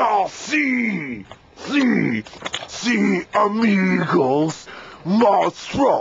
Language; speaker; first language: Spanish; non-native, learner; English